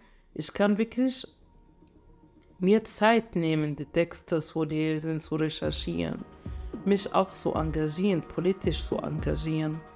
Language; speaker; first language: German; non-native, fluent; Arabic